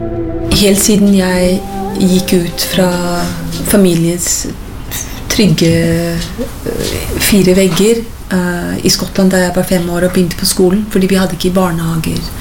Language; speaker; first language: Norwegian; non-native, fluent; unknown